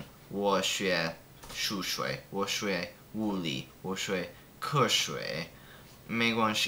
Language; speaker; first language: Chinese; non-native, learner; English